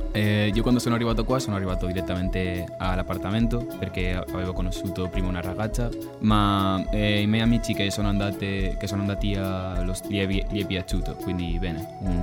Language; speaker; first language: Italian; non-native, fluent; Spanish